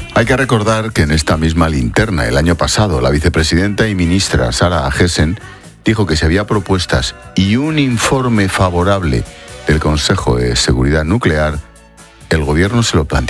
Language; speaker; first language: Spanish; native; Spanish